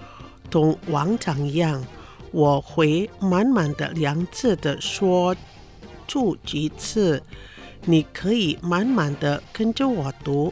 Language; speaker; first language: Chinese; non-native, fluent; Indonesian